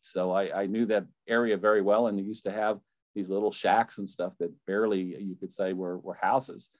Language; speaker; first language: English; native; English